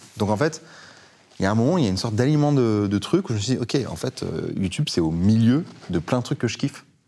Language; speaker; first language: French; early bilingual, other home language; Persian